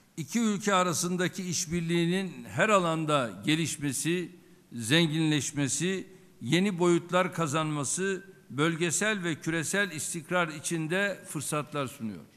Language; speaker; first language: Turkish; native; Turkish